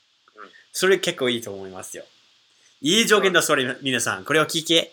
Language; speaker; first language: Japanese; non-native, fluent; English